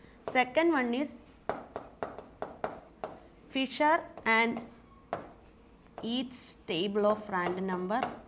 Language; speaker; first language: English; non-native, local second language; Malayalam